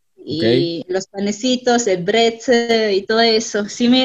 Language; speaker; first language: Spanish; non-native, fluent; German